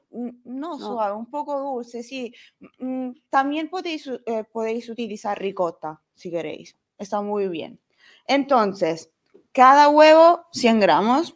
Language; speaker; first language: Spanish; non-native, learner; Italian